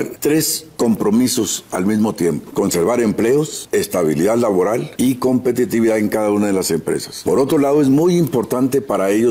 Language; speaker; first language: Spanish; native; Spanish